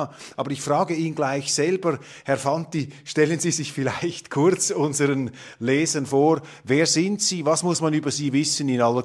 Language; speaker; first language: German; native; German